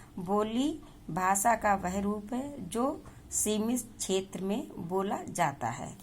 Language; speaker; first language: Hindi; native; Hindi